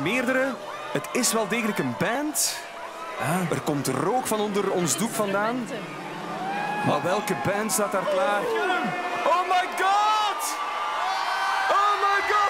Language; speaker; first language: Dutch; native; Dutch